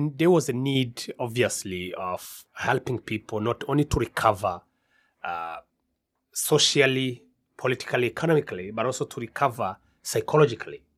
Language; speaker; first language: English; non-native, local second language; Kinyarwanda